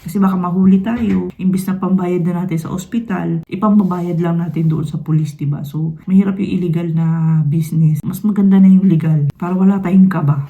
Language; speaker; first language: Filipino; native; Filipino